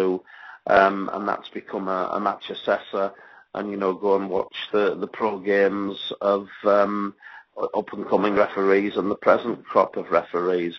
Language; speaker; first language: English; native; English